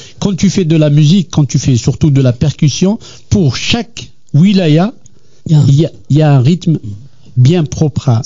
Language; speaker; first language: French; non-native, local second language; Kabyle